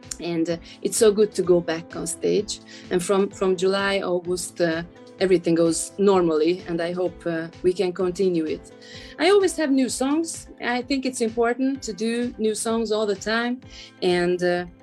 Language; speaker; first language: English; non-native, fluent; Hungarian